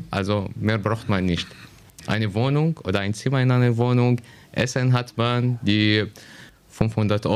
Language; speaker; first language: German; non-native, learner; Arabic